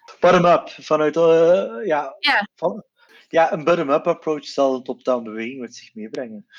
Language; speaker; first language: Dutch; non-native, local second language; Turkish